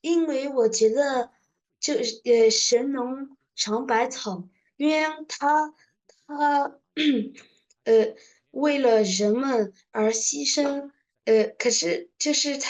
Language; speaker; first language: Chinese; early bilingual, heritage; Chinese